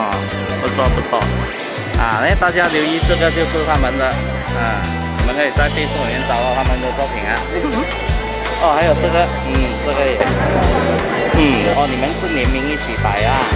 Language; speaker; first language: Chinese; non-native, local second language; Cantonese